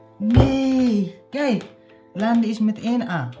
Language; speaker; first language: Dutch; native; Dutch